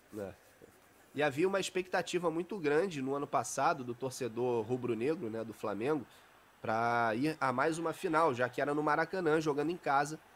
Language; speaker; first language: Portuguese; native; Portuguese